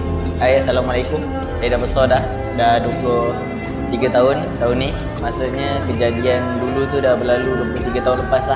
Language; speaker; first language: Malay; native; Malay